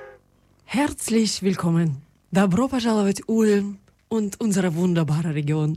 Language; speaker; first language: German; non-native, fluent; Russian